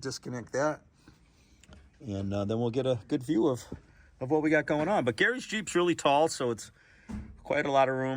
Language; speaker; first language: English; native; English